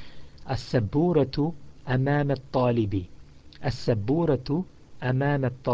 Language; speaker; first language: Arabic; non-native, fluent; English